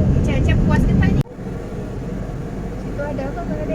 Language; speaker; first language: Malay; native; Malay